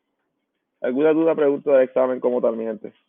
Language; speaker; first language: Spanish; native; Spanish